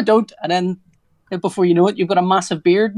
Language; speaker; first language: English; native; English